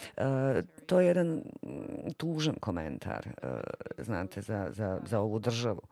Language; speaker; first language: Bosnian; non-native, fluent; English